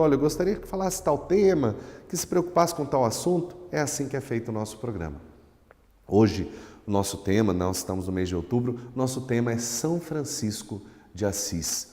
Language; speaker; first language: Portuguese; native; Portuguese